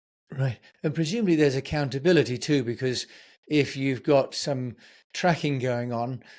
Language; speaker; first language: English; native; English